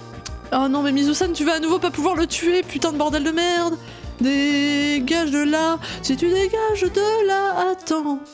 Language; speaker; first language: French; native; French